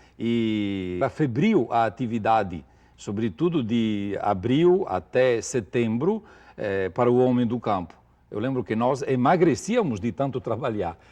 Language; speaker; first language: Portuguese; non-native, fluent; Italian